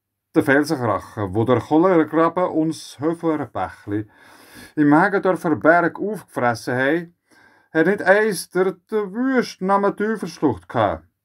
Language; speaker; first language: German; native; German